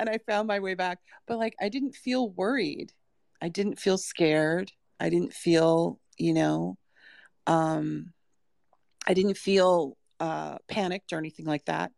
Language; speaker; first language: English; native; English